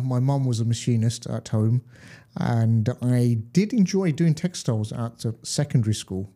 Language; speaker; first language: English; early bilingual, other home language; Hindi